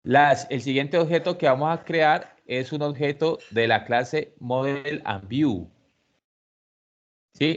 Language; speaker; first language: Spanish; native; Spanish